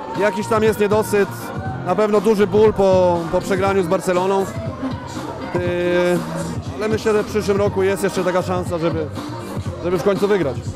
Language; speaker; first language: Polish; native; Polish